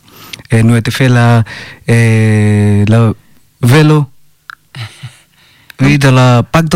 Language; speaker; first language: French; non-native, learner; Bangla